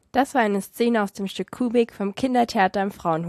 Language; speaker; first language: German; native; German